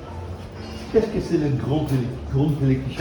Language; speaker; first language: French; non-native, learner; English